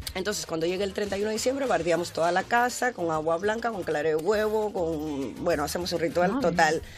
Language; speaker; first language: Spanish; native; Spanish